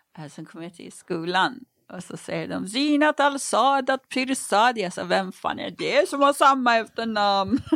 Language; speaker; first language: Swedish; non-native, fluent; Persian